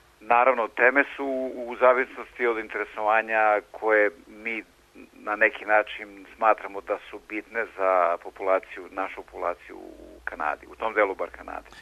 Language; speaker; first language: Serbian; native; Serbian